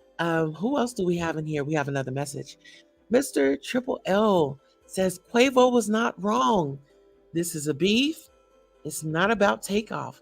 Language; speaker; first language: English; native; English